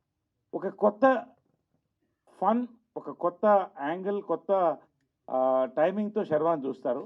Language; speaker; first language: Telugu; native; Telugu